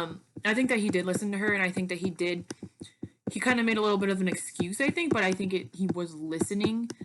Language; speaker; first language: English; native; English